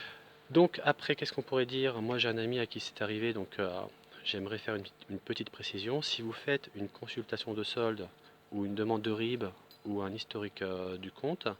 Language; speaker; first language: French; native; French